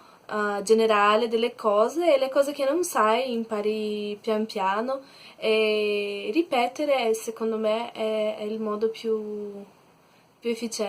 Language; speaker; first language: Italian; non-native, learner; Portuguese